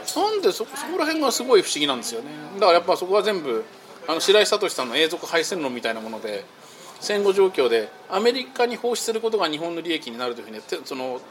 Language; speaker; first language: Japanese; native; Japanese